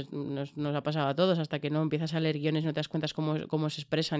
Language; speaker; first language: Spanish; native; Spanish